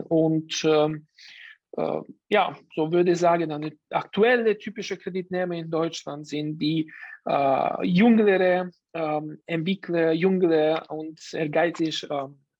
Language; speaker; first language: German; non-native, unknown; Italian